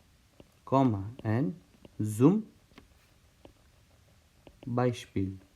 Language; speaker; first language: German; non-native, learner; Hindi